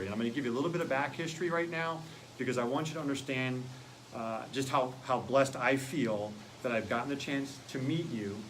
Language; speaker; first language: English; native; English